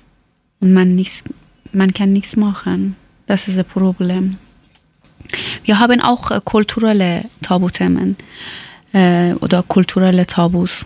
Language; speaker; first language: German; non-native, learner; Persian